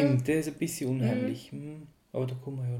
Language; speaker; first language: German; native; German